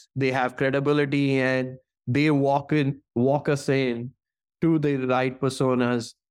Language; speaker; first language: English; non-native, local second language; Hindi